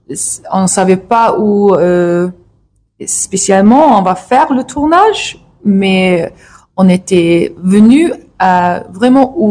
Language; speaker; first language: French; non-native, learner; English